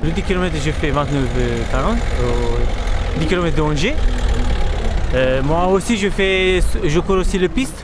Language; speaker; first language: French; non-native, learner; Romanian